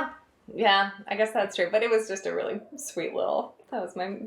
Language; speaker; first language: English; native; English